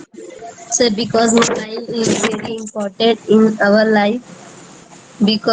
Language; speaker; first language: English; non-native, learner; Hindi